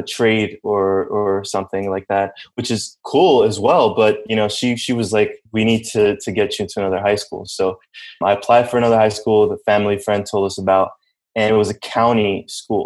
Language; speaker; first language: English; early bilingual, other home language; Spanish